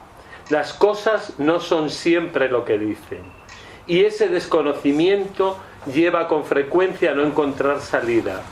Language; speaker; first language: Spanish; native; Spanish